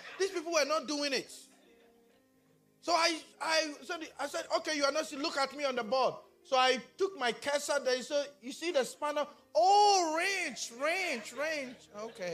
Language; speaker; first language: English; non-native, local second language; Akan